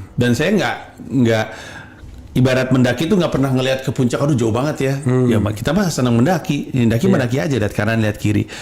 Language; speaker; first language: Indonesian; native; Indonesian